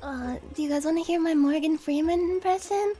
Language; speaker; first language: English; native; English